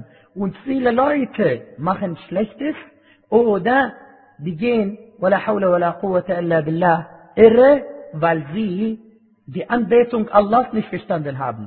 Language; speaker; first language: German; non-native, fluent; Arabic